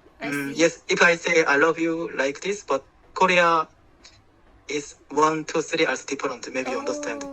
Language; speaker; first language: English; non-native, learner; Korean